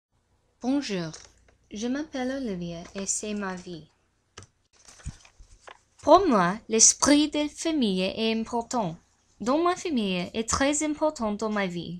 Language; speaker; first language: French; non-native, learner; English